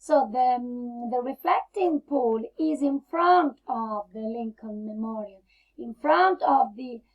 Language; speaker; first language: English; non-native, fluent; Italian